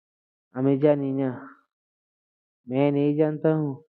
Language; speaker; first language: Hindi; non-native, learner; Bangla